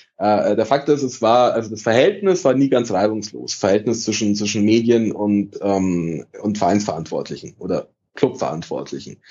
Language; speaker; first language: German; early bilingual, other home language; Italian